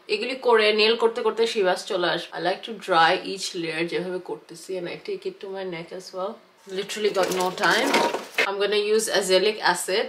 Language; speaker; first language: English; early bilingual, other home language; Bangla